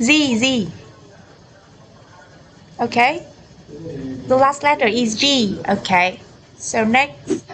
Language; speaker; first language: English; non-native, learner; Vietnamese